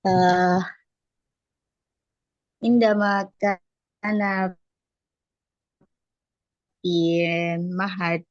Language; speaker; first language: Arabic; non-native, learner; Indonesian